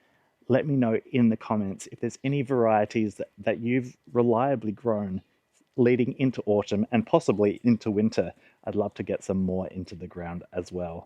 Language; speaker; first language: English; native; English